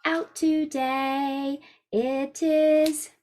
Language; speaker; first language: English; native; English